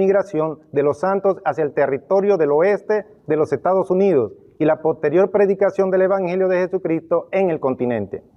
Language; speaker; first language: Spanish; native; Spanish